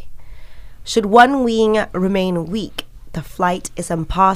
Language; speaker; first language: English; non-native, local second language; Malay